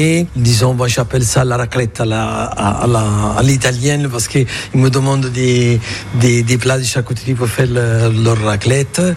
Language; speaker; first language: French; non-native, fluent; Italian